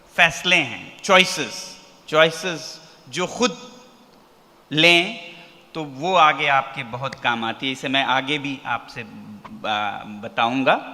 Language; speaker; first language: Hindi; non-native, local second language; Ladakhi